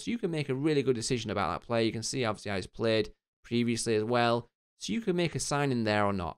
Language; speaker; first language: English; native; English